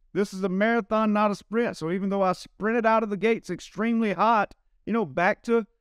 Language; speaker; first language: English; native; English